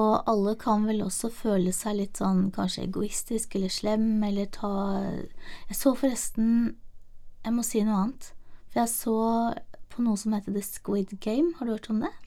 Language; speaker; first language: Norwegian; native; Norwegian